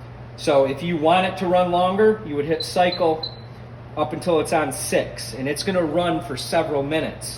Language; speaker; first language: English; native; English